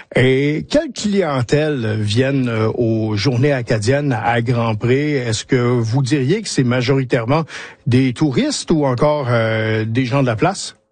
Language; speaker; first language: French; native; French